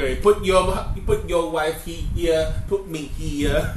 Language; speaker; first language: English; non-native, fluent; Chinese